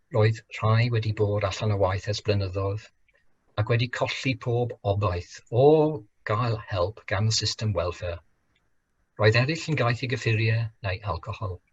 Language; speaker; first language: Welsh; non-native, fluent; English